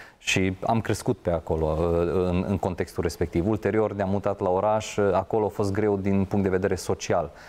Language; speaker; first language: Romanian; non-native, local second language; Hungarian